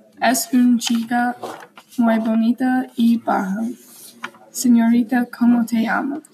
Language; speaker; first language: Spanish; non-native, learner; English